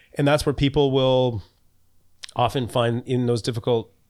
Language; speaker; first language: English; native; English